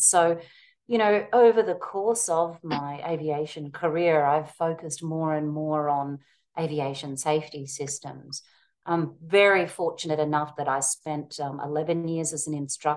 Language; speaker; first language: English; native; English